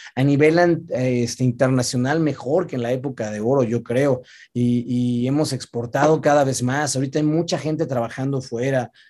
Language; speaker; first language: Spanish; native; Spanish